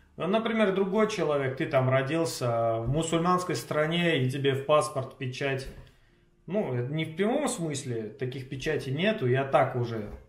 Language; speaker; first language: Russian; native; Russian